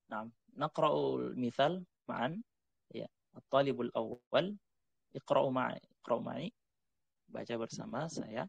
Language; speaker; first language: Arabic; non-native, fluent; Indonesian